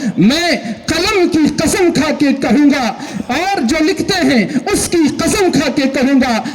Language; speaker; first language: Urdu; native; Urdu